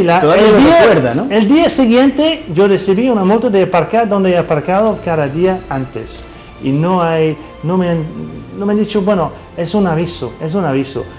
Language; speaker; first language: Spanish; non-native, fluent; English